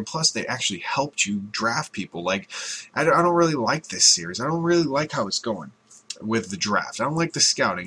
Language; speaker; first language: English; native; English